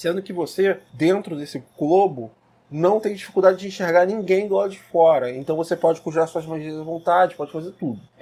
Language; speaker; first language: Portuguese; native; Portuguese